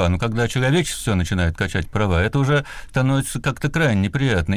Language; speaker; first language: Russian; native; Russian